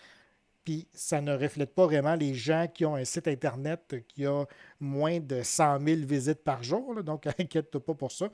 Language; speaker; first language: French; native; French